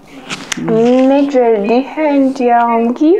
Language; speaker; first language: Hindi; non-native, learner; Persian